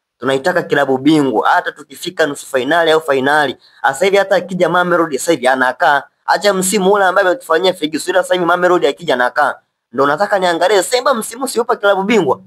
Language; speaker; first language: Swahili; native; Swahili